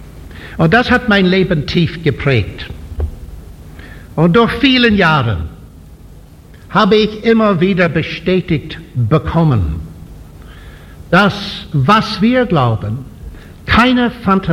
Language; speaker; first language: German; non-native, fluent; English